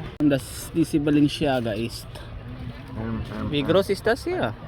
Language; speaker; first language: German; non-native, learner; Filipino